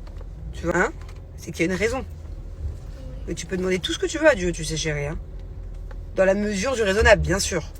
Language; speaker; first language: French; native; French